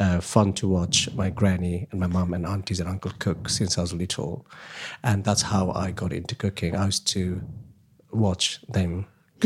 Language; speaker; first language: English; non-native, local second language; Nepali